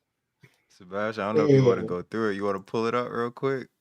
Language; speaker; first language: English; native; English